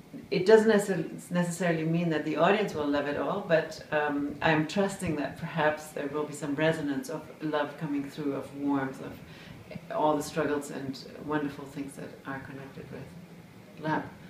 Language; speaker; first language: English; non-native, fluent; German